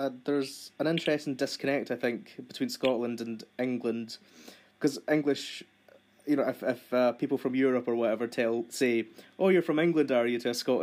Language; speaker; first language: English; native; English